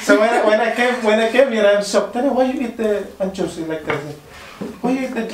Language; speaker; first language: English; non-native, learner; Indonesian